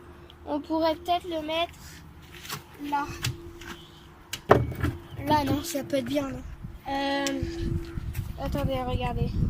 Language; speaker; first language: French; native; French